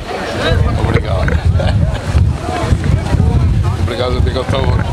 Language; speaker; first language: Portuguese; native; Portuguese